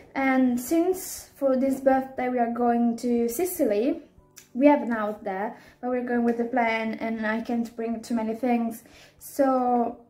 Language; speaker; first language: English; non-native, fluent; Italian